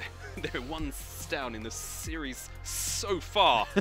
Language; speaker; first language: English; native; English